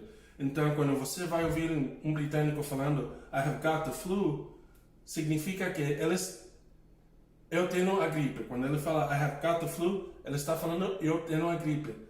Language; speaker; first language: Portuguese; non-native, fluent; English